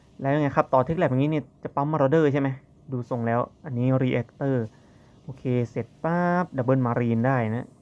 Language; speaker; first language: Thai; native; Thai